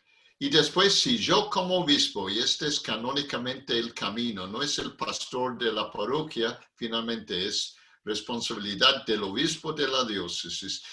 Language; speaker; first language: Spanish; non-native, fluent; English